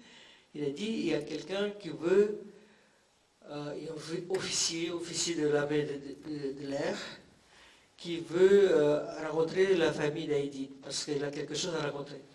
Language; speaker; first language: French; non-native, fluent; Indonesian